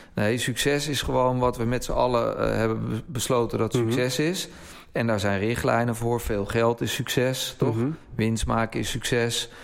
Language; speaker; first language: Dutch; native; Dutch